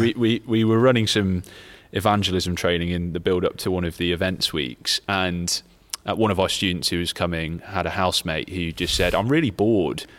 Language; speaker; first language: English; native; English